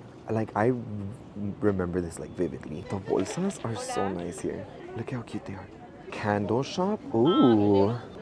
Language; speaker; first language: English; early bilingual, other home language; Spanish